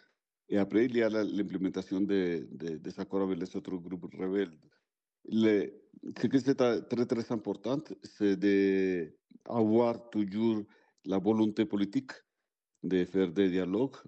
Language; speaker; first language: French; non-native, fluent; Spanish